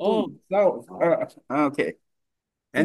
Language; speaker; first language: English; non-native, learner; Korean